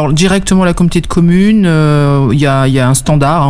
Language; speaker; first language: French; native; French